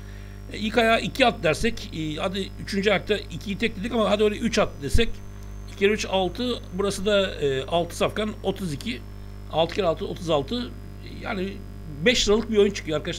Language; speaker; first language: Turkish; native; Turkish